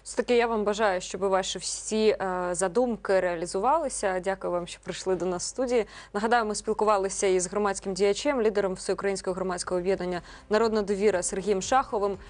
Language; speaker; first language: Ukrainian; native; Ukrainian